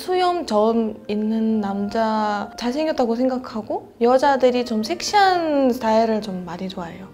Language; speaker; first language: Korean; non-native, fluent; Russian